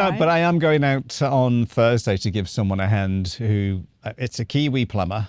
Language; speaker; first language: English; native; English